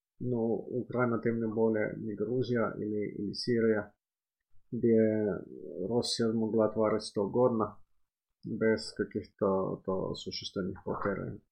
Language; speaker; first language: Russian; non-native, fluent; Finnish